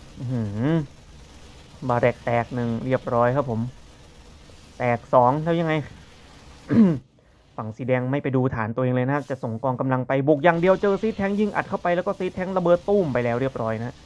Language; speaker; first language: Thai; native; Thai